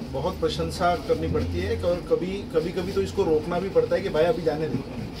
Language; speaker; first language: Hindi; non-native, local second language; Marathi